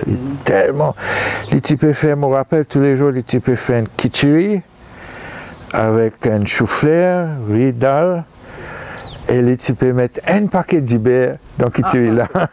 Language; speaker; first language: French; non-native, local second language; Morisyen